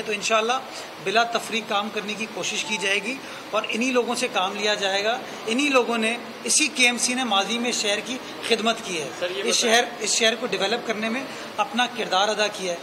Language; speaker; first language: Urdu; native; Urdu